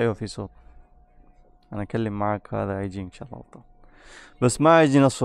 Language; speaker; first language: Arabic; non-native, learner; Bangla